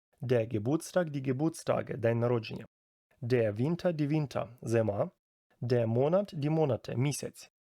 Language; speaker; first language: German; non-native, fluent; Ukrainian